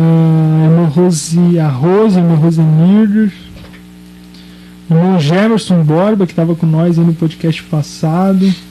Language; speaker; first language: Portuguese; native; Portuguese